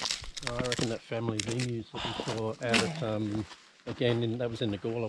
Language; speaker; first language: English; native; English